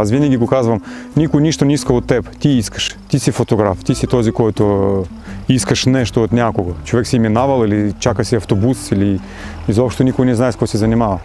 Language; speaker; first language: Bulgarian; non-native, fluent; Russian